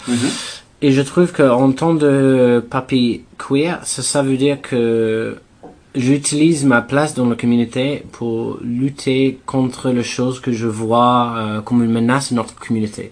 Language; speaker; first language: French; non-native, learner; English